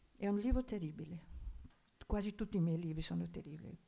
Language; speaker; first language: Italian; non-native, fluent; German